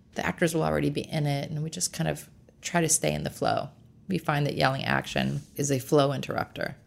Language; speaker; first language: English; native; English